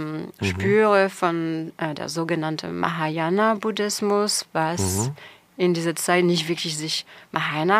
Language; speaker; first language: German; non-native, fluent; French